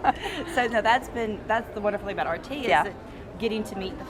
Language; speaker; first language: English; native; English